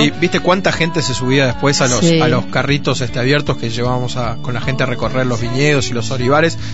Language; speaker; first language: Spanish; native; Spanish